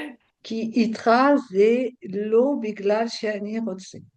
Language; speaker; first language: Hebrew; non-native, learner; French